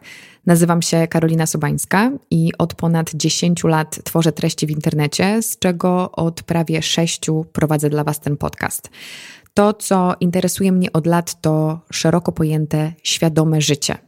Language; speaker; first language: Polish; native; Polish